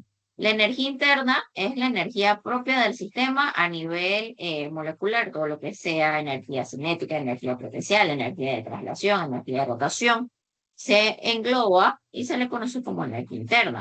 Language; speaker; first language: Spanish; native; Spanish